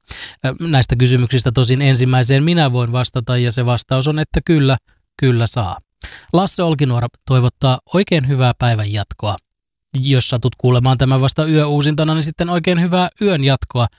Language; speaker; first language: Finnish; native; Finnish